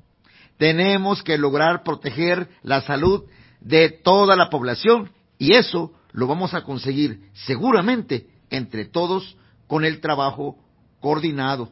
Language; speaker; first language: Spanish; native; Spanish